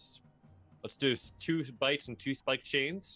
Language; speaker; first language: English; native; English